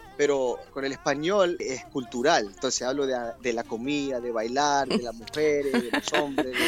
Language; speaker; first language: Spanish; early bilingual, heritage; English